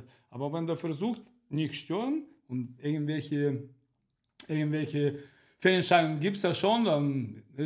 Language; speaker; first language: German; non-native, fluent; Russian